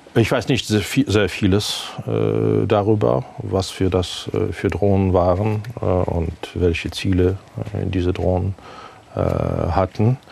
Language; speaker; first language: German; non-native, fluent; Ukrainian